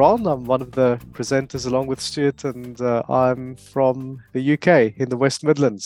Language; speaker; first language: English; non-native, local second language; French